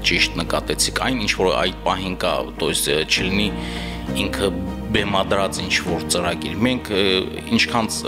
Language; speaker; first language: Armenian; native; Armenian